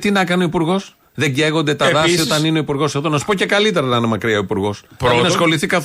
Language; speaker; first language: Greek; native; Greek